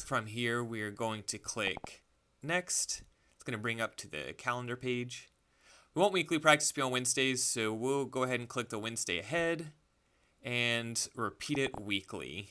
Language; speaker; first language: English; native; English